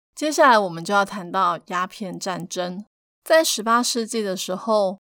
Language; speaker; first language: Chinese; native; Chinese